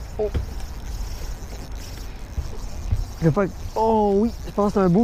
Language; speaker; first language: French; native; French